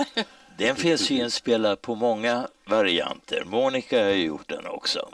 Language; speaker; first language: Swedish; native; Swedish